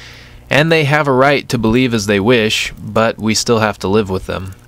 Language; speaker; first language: English; native; English